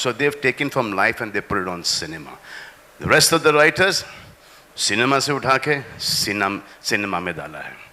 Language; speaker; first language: English; non-native, local second language; Hindi